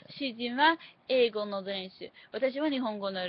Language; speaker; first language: Japanese; non-native, learner; English